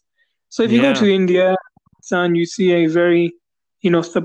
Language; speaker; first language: English; native; English